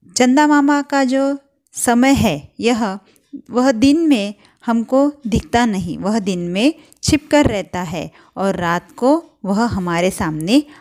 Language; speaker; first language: Hindi; non-native, local second language; Marathi